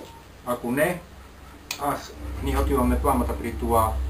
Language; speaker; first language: Bulgarian; non-native, learner; Finnish